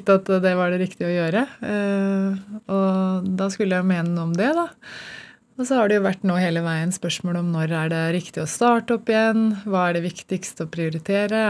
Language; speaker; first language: Norwegian; native; Norwegian